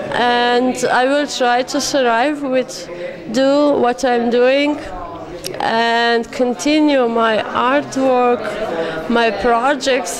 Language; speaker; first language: English; non-native, fluent; Slovenian